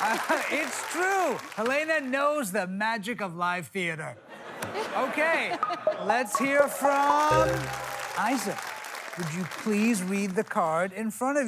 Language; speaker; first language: English; native; English